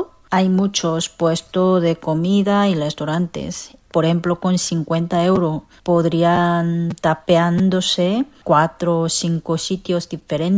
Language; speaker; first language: Spanish; non-native, learner; Korean